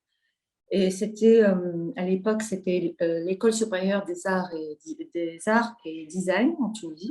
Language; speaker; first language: French; non-native, local second language; Arabic